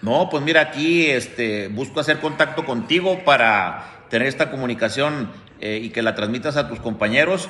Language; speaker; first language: Spanish; native; Spanish